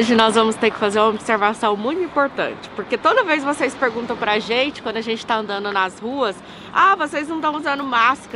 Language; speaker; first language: Portuguese; native; Portuguese